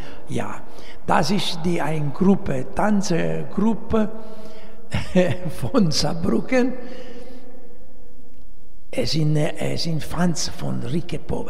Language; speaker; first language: German; non-native, learner; Italian